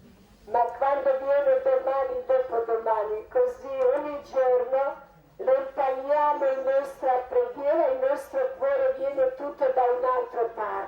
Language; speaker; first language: Italian; non-native, learner; Croatian